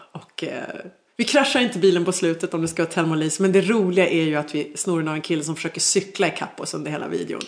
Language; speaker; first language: Swedish; native; Swedish